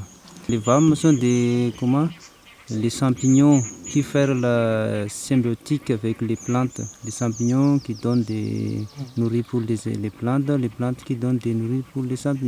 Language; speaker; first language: French; non-native, local second language; Malagasy